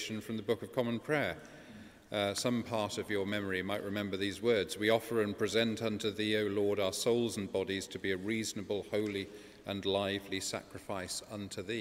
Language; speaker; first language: English; native; English